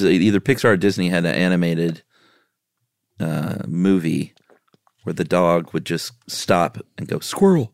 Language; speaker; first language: English; native; English